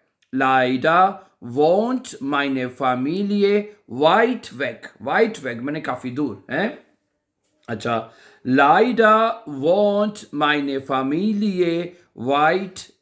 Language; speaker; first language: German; non-native, learner; Urdu